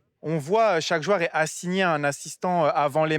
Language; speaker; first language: French; native; French